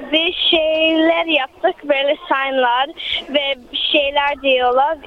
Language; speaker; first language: Turkish; early bilingual, heritage; Turkish